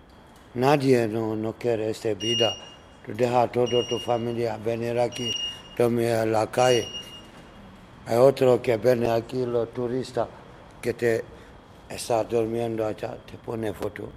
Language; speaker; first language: Spanish; non-native, learner; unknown